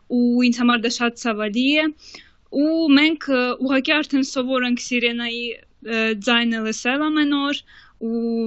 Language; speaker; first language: Armenian; early bilingual, heritage; Armenian